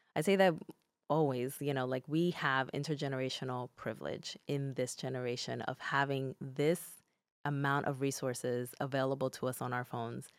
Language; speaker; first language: English; early bilingual, other home language; Spanish